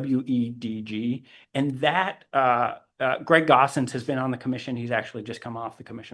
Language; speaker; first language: English; native; English